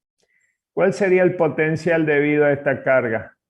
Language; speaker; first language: Spanish; native; Spanish